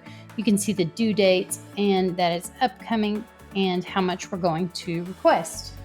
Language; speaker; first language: English; native; English